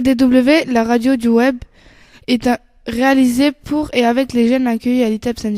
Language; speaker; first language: French; native; French